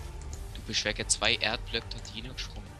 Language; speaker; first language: German; native; German